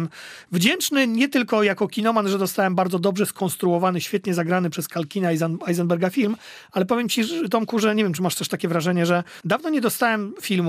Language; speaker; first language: Polish; native; Polish